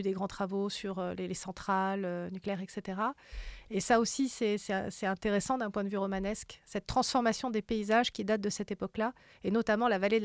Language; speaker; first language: French; native; French